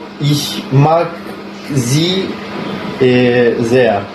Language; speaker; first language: German; non-native, learner; Turkish